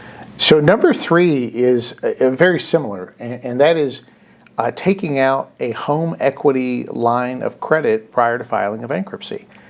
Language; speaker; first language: English; native; English